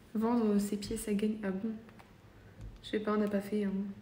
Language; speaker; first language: French; native; French